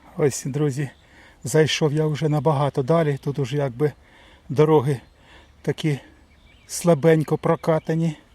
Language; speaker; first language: Ukrainian; native; Ukrainian